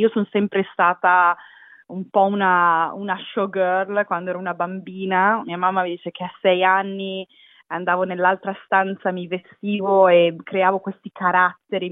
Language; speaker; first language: Italian; native; Italian